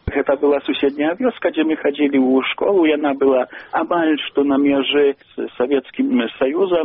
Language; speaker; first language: Belarusian; non-native, local second language; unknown